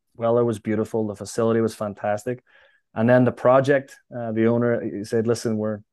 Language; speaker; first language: English; native; English